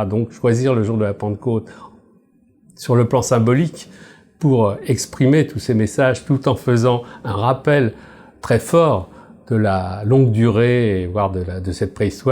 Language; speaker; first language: French; native; French